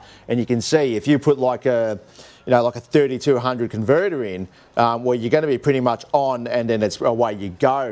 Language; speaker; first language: English; native; English